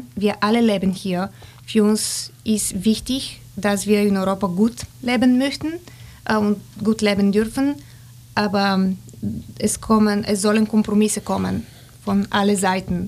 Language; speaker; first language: German; non-native, fluent; Bulgarian